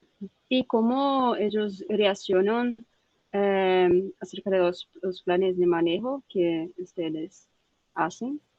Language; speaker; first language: Spanish; non-native, learner; Portuguese